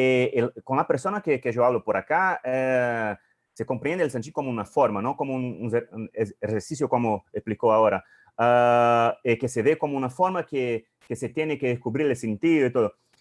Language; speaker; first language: Spanish; non-native, fluent; Portuguese